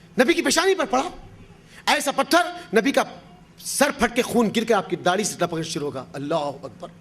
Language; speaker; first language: Urdu; native; Urdu